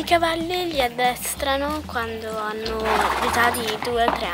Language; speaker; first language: Italian; native; Italian